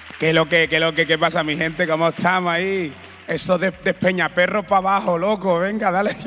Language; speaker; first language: Spanish; early bilingual, other home language; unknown